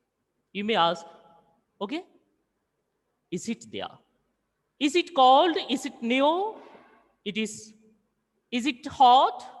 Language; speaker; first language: English; non-native, local second language; Hindi